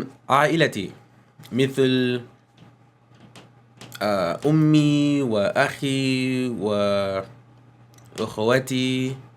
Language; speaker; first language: Arabic; non-native, learner; English